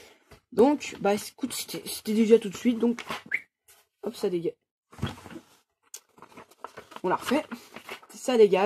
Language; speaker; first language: French; native; French